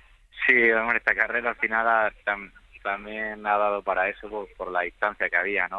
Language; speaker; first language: Spanish; native; Spanish